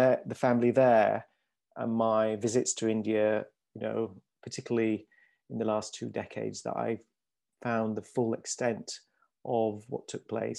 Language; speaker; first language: English; native; English